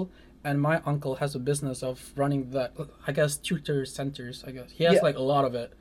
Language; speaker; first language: English; non-native, local second language; Malay